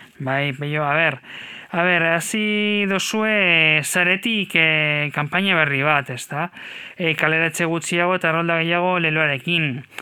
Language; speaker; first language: Basque; native; Basque